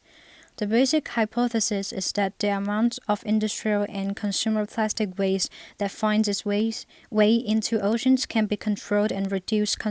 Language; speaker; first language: English; non-native, fluent; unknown